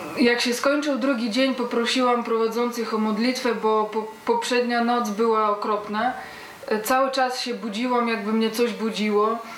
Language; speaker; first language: Polish; early bilingual, heritage; Polish